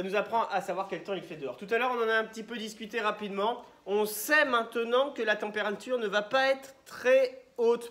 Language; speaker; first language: French; native; French